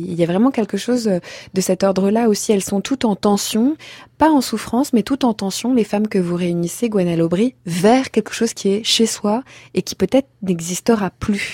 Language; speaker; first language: French; native; French